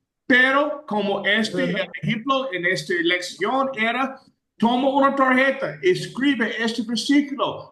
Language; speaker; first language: Spanish; non-native, fluent; English